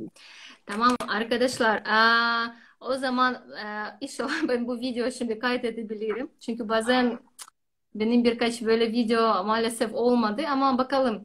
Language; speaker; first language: Turkish; non-native, learner; Russian